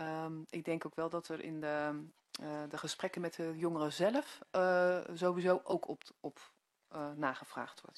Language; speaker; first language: Dutch; native; Dutch